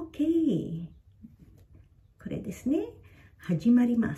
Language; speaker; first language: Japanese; non-native, fluent; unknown